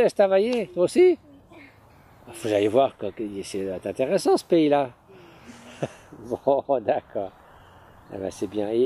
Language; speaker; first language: French; native; French